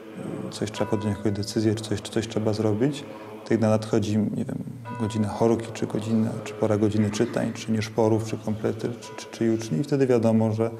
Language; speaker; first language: Polish; native; Polish